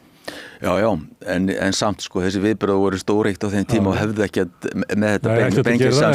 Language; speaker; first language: Icelandic; native; Icelandic